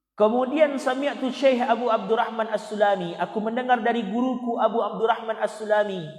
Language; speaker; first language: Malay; non-native, local second language; Minangkabau